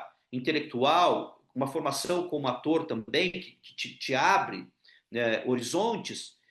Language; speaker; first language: Portuguese; non-native, local second language; Ukrainian